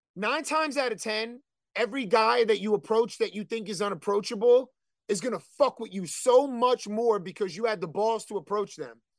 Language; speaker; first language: English; native; English